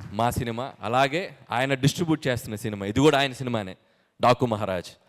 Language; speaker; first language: Telugu; native; Telugu